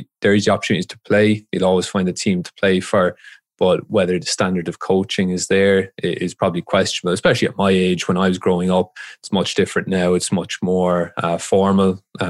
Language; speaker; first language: English; native; English